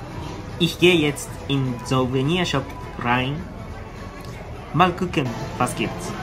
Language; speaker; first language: German; non-native, learner; Japanese